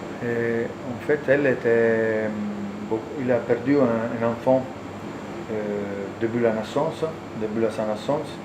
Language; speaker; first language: French; non-native, learner; Italian